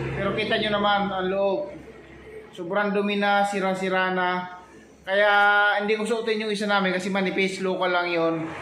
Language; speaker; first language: Filipino; native; Filipino